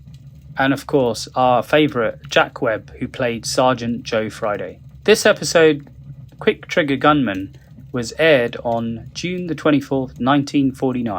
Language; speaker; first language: English; native; English